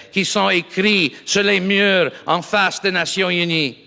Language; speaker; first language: French; non-native, learner; English